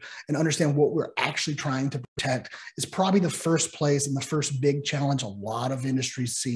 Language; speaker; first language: English; native; English